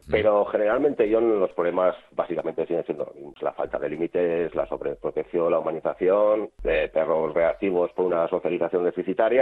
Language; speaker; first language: Spanish; native; Spanish